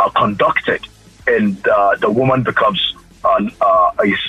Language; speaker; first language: English; non-native, local second language; Hausa